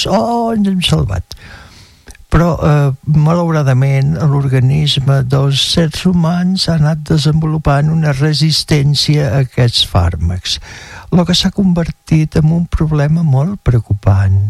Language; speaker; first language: Catalan; native; Catalan